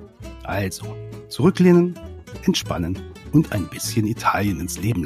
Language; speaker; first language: German; native; German